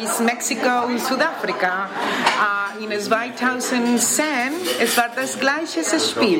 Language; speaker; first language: German; non-native, learner; Spanish